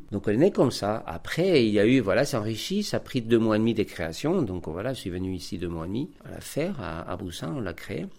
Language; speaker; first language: French; non-native, fluent; Spanish